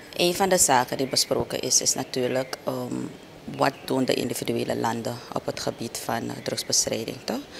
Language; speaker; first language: Dutch; native; Dutch